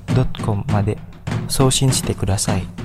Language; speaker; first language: Japanese; non-native, fluent; Indonesian